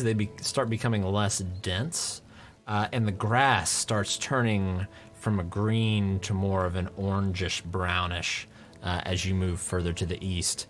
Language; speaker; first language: English; native; English